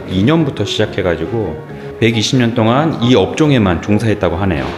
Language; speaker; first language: Korean; native; Korean